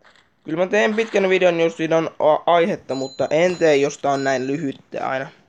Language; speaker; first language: Finnish; native; Finnish